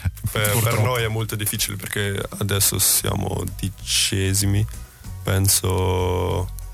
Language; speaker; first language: Italian; non-native, learner; Dutch